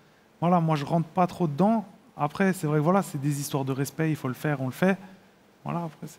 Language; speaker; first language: French; native; French